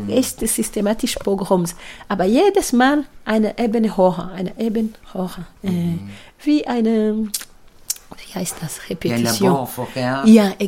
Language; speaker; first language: German; non-native, fluent; Kinyarwanda